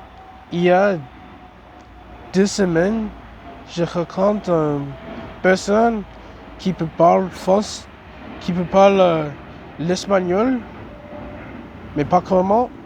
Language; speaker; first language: French; non-native, learner; English